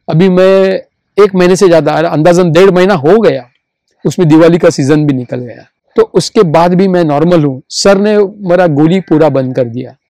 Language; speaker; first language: Hindi; non-native, local second language; Marathi